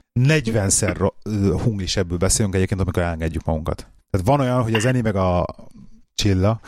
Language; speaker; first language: Hungarian; native; Hungarian